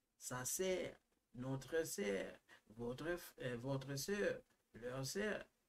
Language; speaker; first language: French; non-native, local second language; Lingala